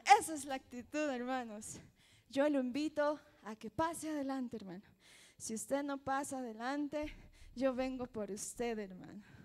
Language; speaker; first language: Spanish; native; Spanish